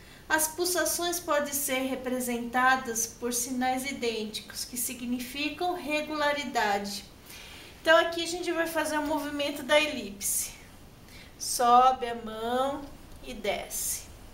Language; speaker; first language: Portuguese; native; Portuguese